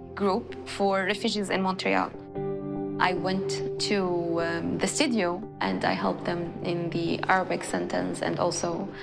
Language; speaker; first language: English; non-native, fluent; Arabic